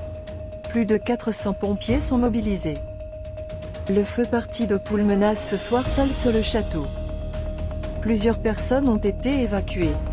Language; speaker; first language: French; native; French